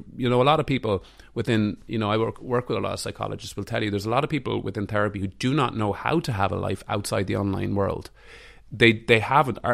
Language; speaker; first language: English; native; English